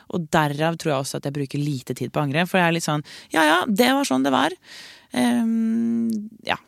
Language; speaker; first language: Norwegian; native; Norwegian